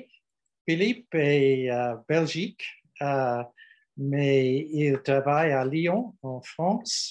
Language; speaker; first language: French; non-native, learner; English